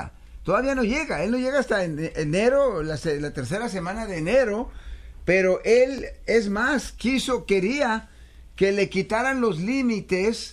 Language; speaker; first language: Spanish; native; Spanish